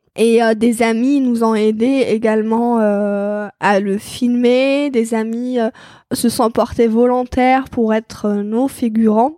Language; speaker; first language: French; non-native, local second language; Arabic